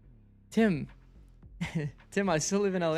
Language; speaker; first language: English; native; English